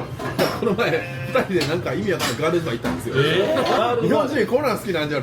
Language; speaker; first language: Japanese; native; Japanese